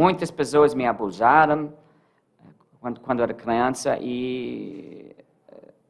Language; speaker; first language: Portuguese; non-native, learner; English